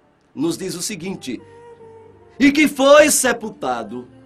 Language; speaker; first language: Portuguese; native; Portuguese